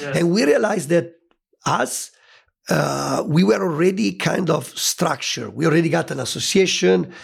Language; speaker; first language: English; non-native, fluent; Italian